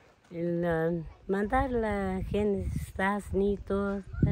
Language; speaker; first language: Spanish; non-native, local second language; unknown